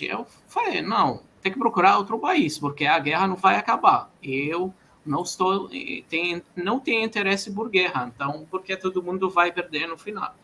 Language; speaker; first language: Portuguese; non-native, fluent; Arabic